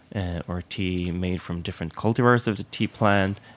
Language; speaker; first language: English; non-native, fluent; Swedish